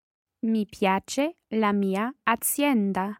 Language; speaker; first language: Italian; non-native, learner; English